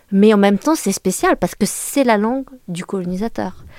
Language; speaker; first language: French; early bilingual, other home language; Vietnamese